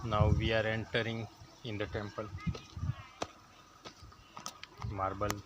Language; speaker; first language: English; non-native, local second language; Gujarati